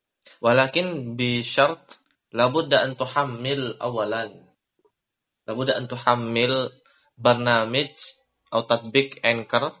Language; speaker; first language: Arabic; non-native, learner; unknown